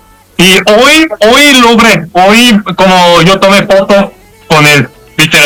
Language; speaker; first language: Spanish; non-native, learner; Korean